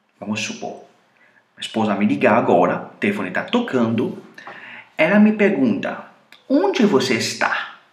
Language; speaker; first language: Portuguese; non-native, fluent; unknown